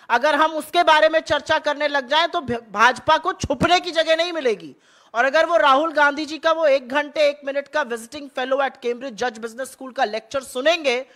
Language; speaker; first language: Hindi; native; Hindi